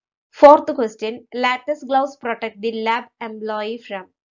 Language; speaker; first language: English; non-native, local second language; Malayalam